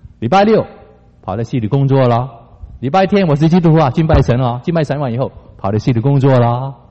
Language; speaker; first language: Chinese; non-native, local second language; Cantonese